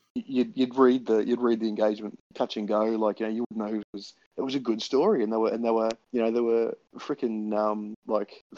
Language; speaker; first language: English; native; English